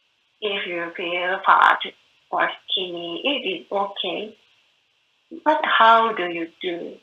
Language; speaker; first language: English; non-native, learner; Japanese